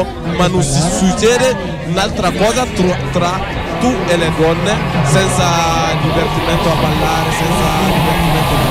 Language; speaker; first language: Italian; non-native, learner; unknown